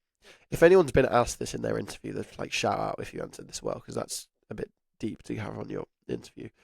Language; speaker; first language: English; native; English